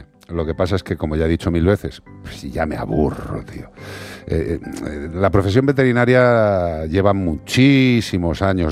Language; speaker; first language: Spanish; native; Spanish